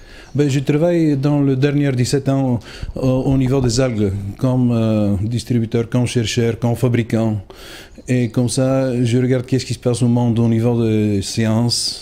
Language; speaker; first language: French; non-native, learner; Bulgarian